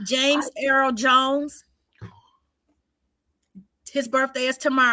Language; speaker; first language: English; native; English